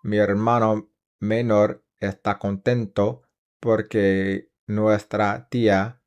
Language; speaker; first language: Spanish; non-native, learner; English